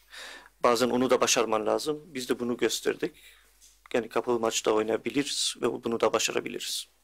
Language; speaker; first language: Turkish; early bilingual, heritage; Turkish